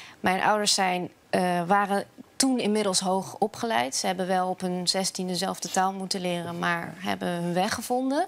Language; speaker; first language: Dutch; early bilingual, other home language; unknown